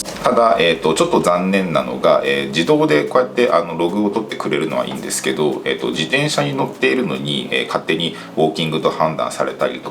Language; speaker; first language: Japanese; native; Japanese